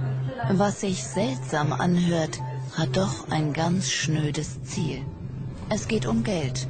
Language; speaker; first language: German; native; German